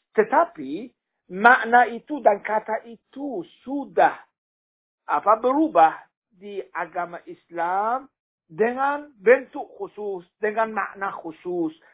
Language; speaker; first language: Indonesian; non-native, fluent; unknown